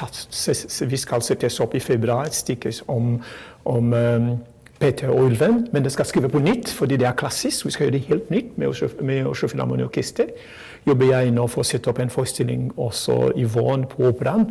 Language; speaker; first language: Norwegian; non-native, fluent; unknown